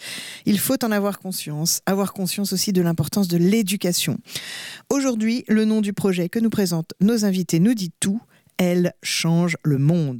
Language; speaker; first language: French; native; French